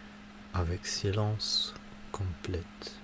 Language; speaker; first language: French; non-native, learner; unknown